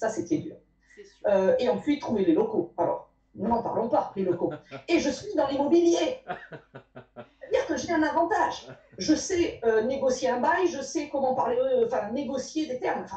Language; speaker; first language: French; native; French